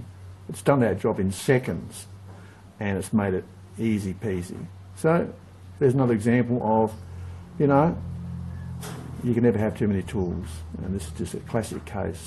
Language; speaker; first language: English; native; English